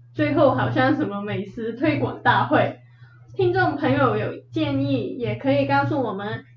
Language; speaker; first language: Chinese; non-native, fluent; Cantonese